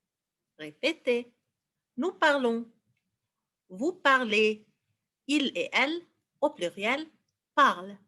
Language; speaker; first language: French; non-native, fluent; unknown